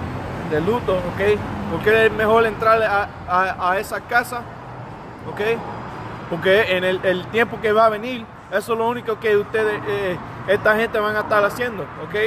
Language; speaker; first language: Spanish; early bilingual, heritage; Spanish